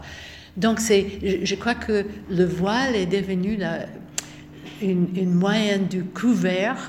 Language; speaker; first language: French; non-native, fluent; English